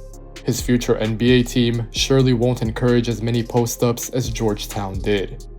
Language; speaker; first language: English; native; English